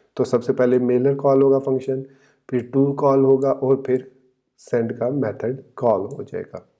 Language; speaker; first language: Urdu; native; Urdu